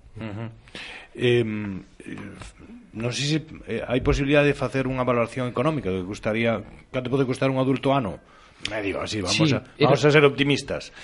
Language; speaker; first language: Galician; native; Galician